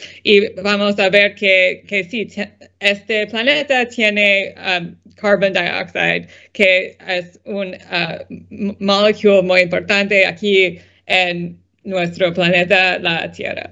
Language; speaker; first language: Spanish; non-native, fluent; English